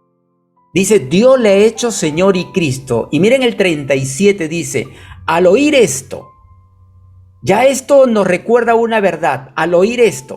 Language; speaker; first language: Spanish; native; Spanish